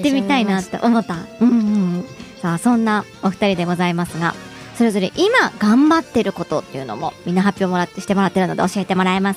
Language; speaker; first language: Japanese; native; Japanese